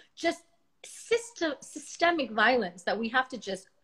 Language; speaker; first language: English; early bilingual, other home language; Spanish